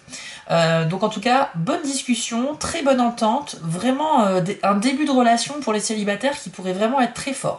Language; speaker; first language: French; native; French